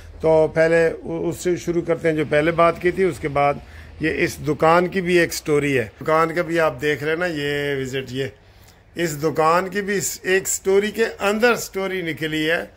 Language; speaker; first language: Urdu; non-native, local second language; Punjabi